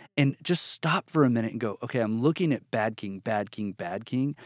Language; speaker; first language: English; native; English